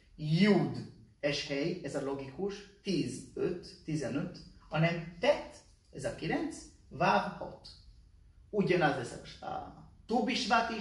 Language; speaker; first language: Hungarian; non-native, learner; Hebrew